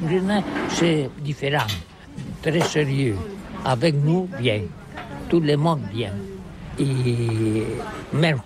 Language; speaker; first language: French; non-native, local second language; Catalan